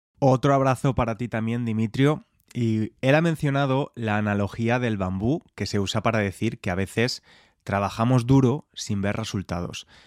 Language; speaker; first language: Spanish; native; Spanish